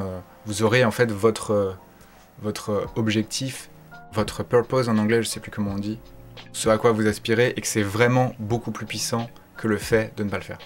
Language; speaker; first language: French; native; French